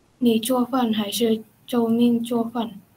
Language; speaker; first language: Chinese; non-native, learner; Indonesian